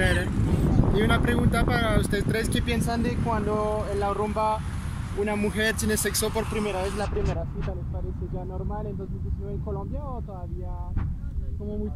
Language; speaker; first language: Spanish; non-native, fluent; French